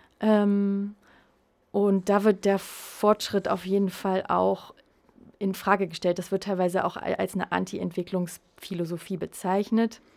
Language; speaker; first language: German; native; German